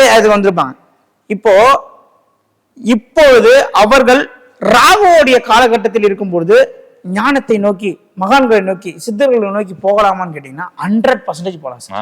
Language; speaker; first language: Tamil; native; Tamil